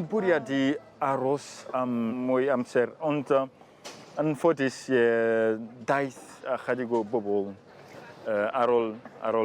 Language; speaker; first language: Welsh; non-native, fluent; French